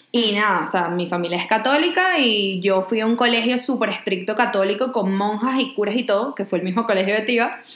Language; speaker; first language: Spanish; native; Spanish